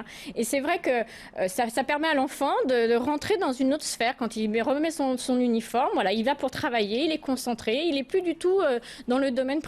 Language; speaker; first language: French; native; French